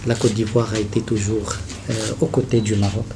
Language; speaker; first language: French; non-native, local second language; Arabic